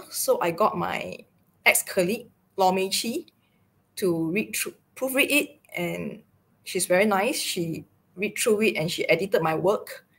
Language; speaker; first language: English; non-native, local second language; Chinese